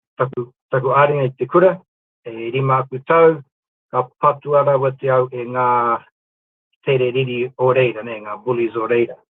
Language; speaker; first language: Māori; non-native, local second language; English